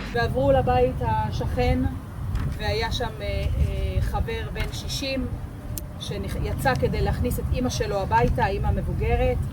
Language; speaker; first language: Hebrew; native; Hebrew